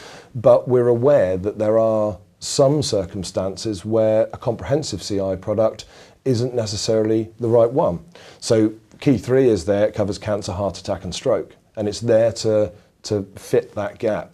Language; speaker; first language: English; native; English